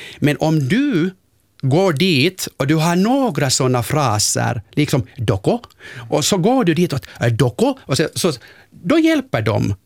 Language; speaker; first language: Swedish; non-native, local second language; Finnish